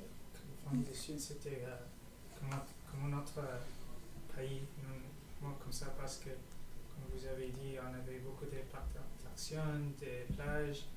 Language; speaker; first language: French; non-native, learner; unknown